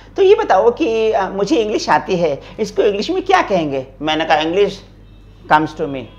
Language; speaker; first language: Hindi; native; Hindi